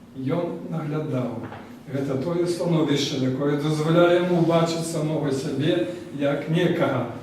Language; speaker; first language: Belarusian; native; Belarusian